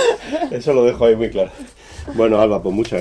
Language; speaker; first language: Spanish; native; Spanish